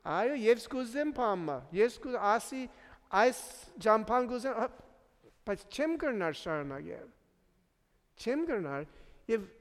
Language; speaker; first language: Armenian; early bilingual, heritage; Armenian